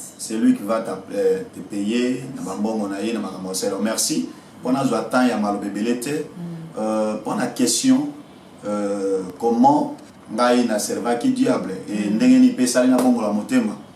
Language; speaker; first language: Lingala; native; Lingala